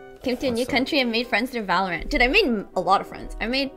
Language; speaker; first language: English; early bilingual, other home language; Korean